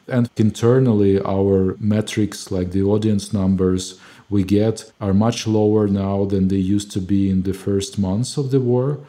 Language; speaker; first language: English; non-native, fluent; Ukrainian